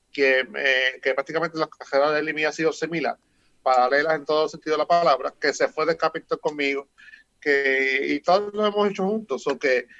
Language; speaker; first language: Spanish; native; Spanish